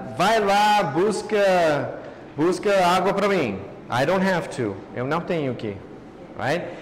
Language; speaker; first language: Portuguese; non-native, fluent; English